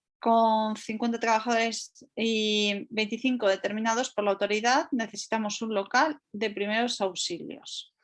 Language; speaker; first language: Spanish; native; Spanish